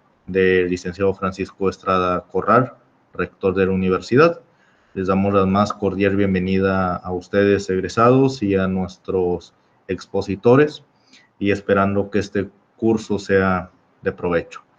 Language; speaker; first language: Spanish; native; Spanish